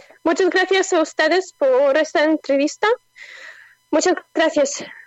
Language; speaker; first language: Spanish; non-native, fluent; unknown